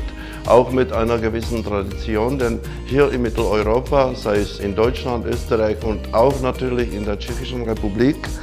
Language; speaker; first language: German; non-native, fluent; Czech